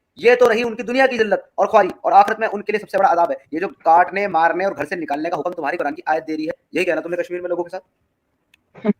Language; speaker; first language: Urdu; native; Urdu